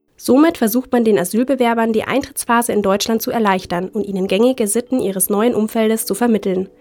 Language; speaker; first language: German; native; German